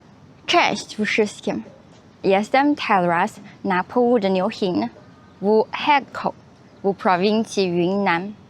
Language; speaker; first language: Polish; non-native, fluent; Chinese